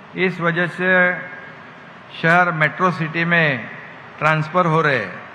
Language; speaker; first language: Hindi; non-native, local second language; Marathi